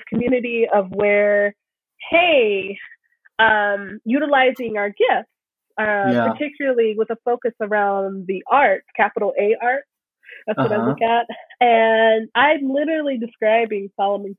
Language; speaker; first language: English; native; English